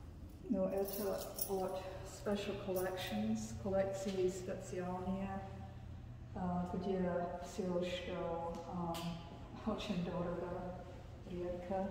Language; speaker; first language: Russian; non-native, learner; English